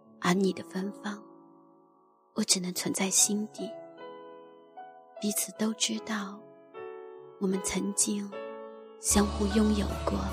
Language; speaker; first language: Chinese; native; Chinese